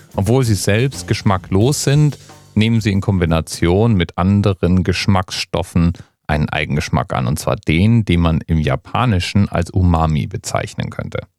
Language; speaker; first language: German; native; German